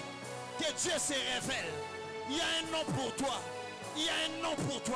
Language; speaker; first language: French; non-native, local second language; Lingala